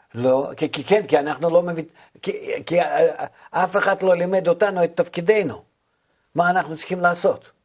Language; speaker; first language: Hebrew; non-native, fluent; Russian